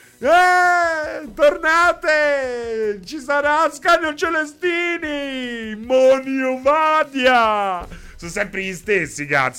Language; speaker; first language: Italian; native; Italian